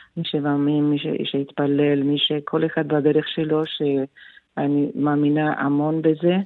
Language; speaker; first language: Hebrew; non-native, fluent; Spanish